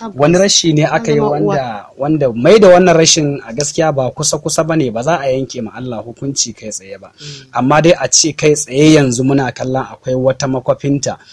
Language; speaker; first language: Hausa; native; Hausa